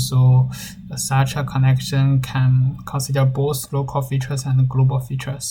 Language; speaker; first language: English; non-native, learner; Chinese